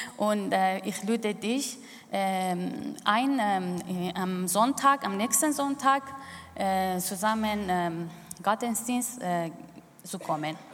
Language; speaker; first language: German; non-native, fluent; Persian